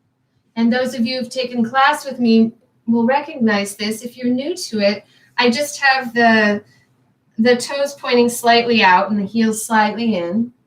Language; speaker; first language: English; native; English